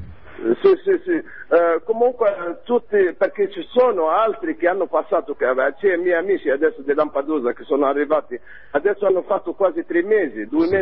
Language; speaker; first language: Italian; non-native, learner; Arabic